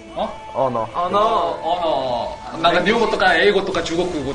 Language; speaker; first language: Japanese; non-native, learner; Korean